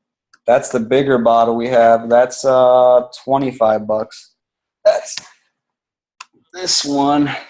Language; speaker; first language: English; native; English